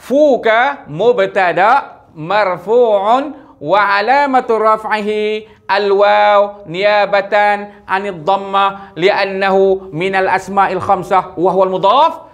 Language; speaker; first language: Arabic; non-native, fluent; Malay